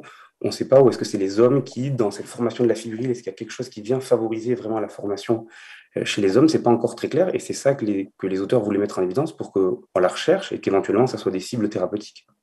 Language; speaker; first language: French; native; French